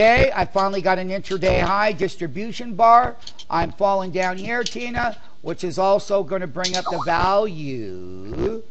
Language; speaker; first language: English; native; English